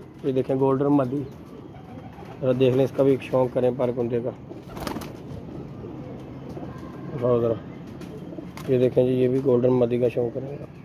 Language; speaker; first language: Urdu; non-native, local second language; Punjabi